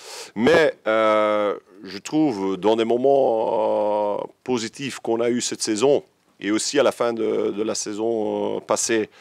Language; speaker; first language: French; non-native, local second language; Dutch